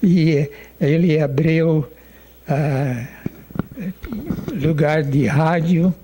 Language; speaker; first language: Portuguese; non-native, fluent; English